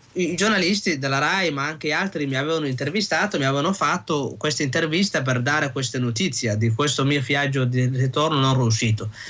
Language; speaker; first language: Italian; non-native, fluent; Somali